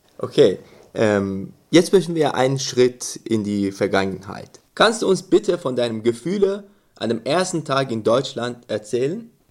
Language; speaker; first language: German; non-native, fluent; Persian